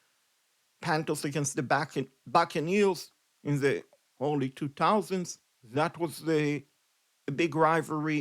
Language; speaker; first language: English; non-native, fluent; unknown